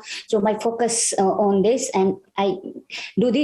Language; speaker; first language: English; non-native, learner; Hindi